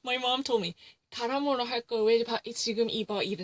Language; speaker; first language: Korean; early bilingual, heritage; English